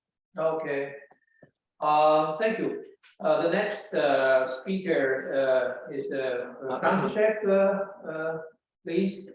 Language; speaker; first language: English; non-native, learner; Latvian